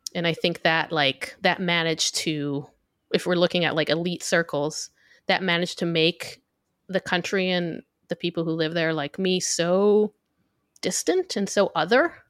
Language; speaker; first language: English; early bilingual, other home language; Hebrew